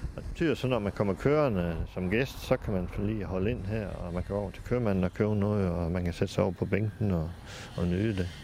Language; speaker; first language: Danish; native; Danish